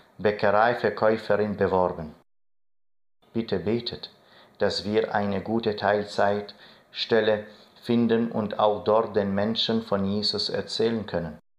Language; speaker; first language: German; non-native, fluent; Arabic